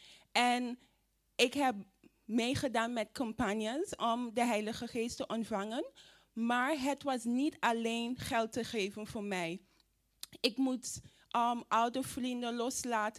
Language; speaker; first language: Dutch; non-native, fluent; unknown